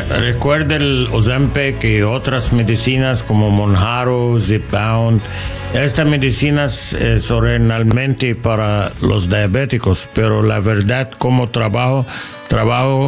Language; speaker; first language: Spanish; non-native, learner; English